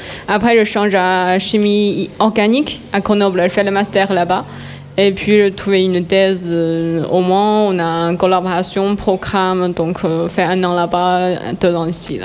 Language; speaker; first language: French; non-native, learner; Chinese